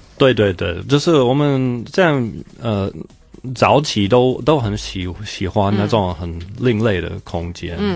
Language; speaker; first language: Chinese; non-native, fluent; English